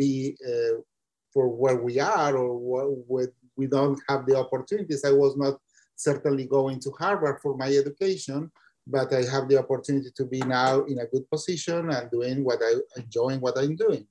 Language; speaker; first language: English; non-native, fluent; Spanish